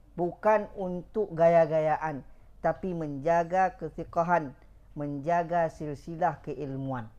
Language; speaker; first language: Malay; non-native, local second language; Achinese